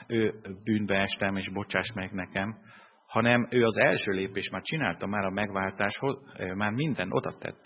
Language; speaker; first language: Hungarian; non-native, fluent; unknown